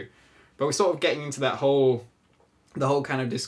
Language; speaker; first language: English; native; English